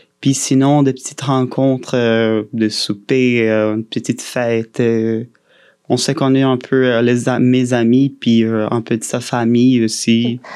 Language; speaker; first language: French; non-native, fluent; Portuguese